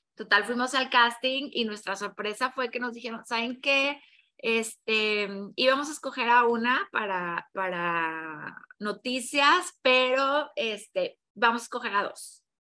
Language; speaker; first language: Spanish; native; Spanish